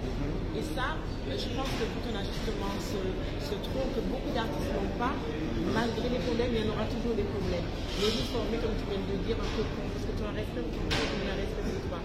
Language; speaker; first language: French; native; French